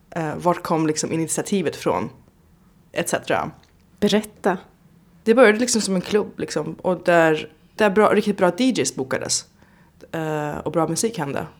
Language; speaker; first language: Swedish; early bilingual, other home language; Persian